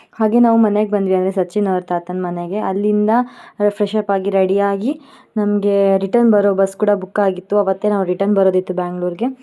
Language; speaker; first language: Kannada; non-native, local second language; Konkani